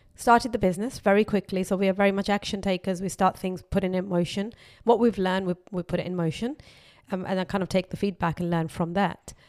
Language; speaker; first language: English; non-native, local second language; Urdu